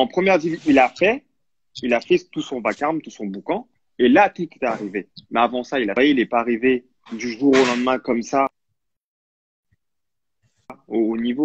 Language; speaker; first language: French; native; French